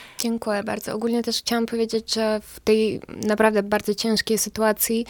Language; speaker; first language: Polish; non-native, fluent; Ukrainian